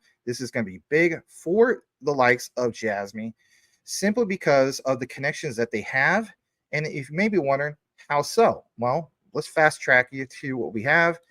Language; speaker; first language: English; native; English